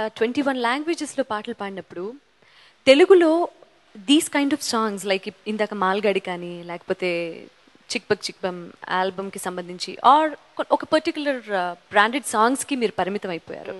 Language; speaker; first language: Telugu; native; Telugu